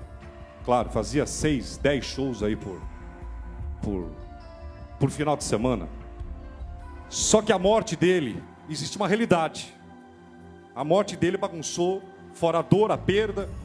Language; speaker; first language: Portuguese; native; Portuguese